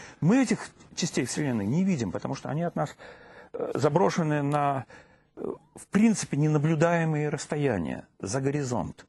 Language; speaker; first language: Russian; native; Russian